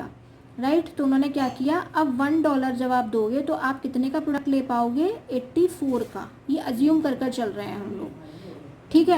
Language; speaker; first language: Hindi; native; Hindi